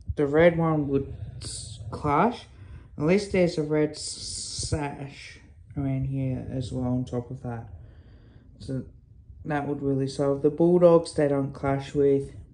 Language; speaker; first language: English; native; English